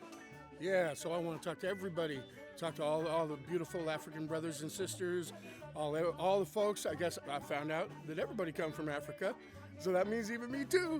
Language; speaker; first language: English; native; English